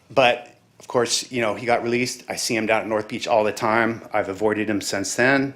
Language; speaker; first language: English; native; English